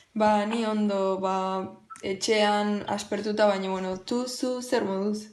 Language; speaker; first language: Basque; non-native, local second language; Spanish